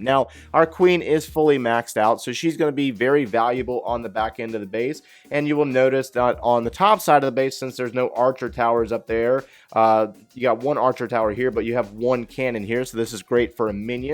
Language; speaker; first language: English; native; English